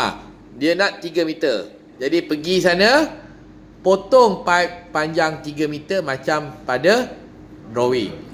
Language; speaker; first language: Malay; native; Malay